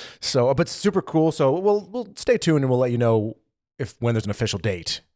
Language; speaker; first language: English; native; English